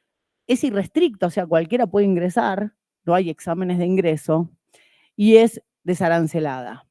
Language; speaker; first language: Spanish; native; Spanish